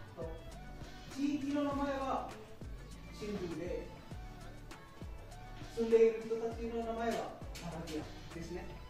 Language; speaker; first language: Japanese; non-native, learner; Punjabi